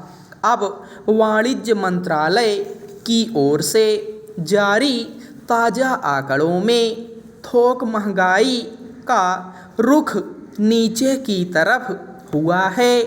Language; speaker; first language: Hindi; native; Hindi